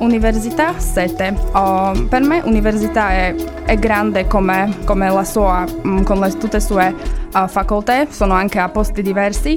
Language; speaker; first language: Italian; non-native, learner; Slovak